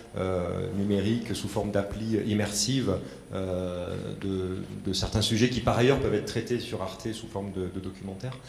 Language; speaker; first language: French; native; French